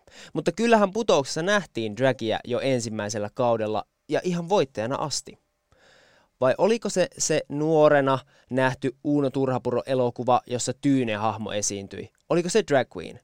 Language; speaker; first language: Finnish; native; Finnish